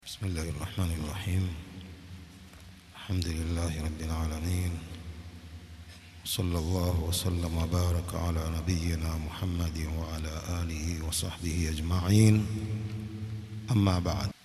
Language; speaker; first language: Arabic; non-native, fluent; Swahili